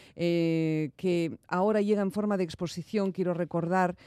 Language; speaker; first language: Spanish; native; Spanish